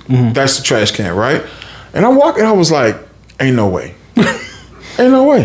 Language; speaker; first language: English; native; English